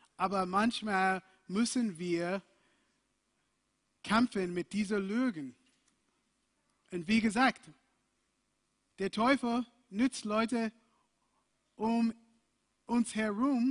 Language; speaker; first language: German; non-native, fluent; English